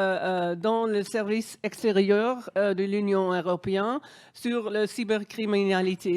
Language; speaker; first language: French; non-native, fluent; Dutch